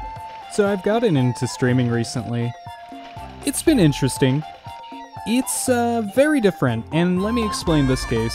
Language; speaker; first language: English; native; English